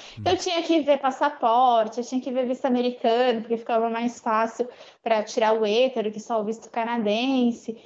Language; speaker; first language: Portuguese; native; Portuguese